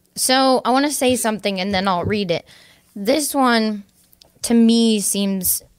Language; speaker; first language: English; native; English